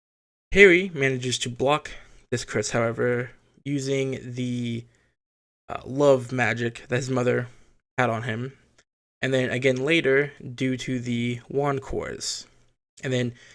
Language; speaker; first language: English; native; English